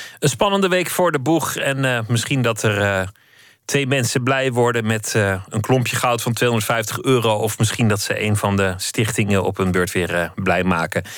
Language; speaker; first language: Dutch; native; Dutch